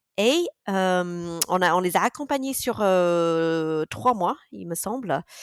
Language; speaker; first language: French; non-native, fluent; English